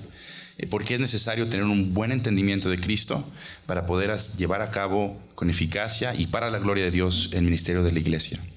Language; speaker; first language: Spanish; native; Spanish